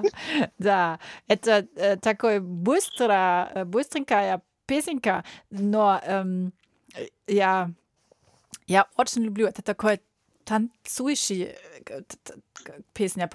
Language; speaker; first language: Russian; non-native, learner; German